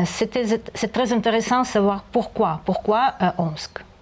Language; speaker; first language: French; non-native, learner; Russian